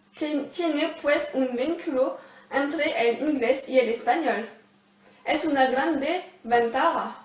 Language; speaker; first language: Spanish; non-native, learner; French